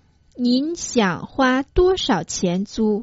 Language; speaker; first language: Chinese; non-native, learner; Croatian